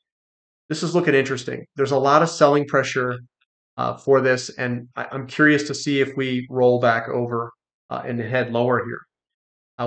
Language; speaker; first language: English; native; English